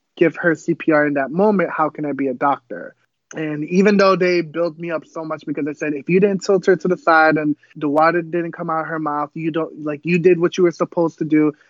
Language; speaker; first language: English; early bilingual, other home language; Kabuverdianu